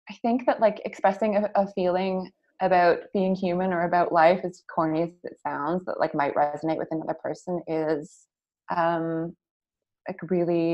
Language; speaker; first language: English; native; English